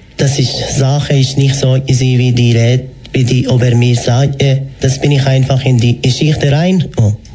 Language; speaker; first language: German; non-native, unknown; Persian